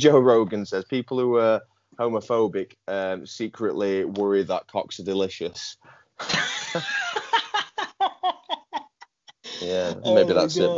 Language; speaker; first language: English; native; English